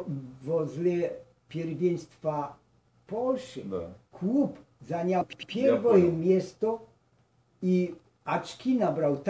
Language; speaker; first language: Russian; non-native, learner; Polish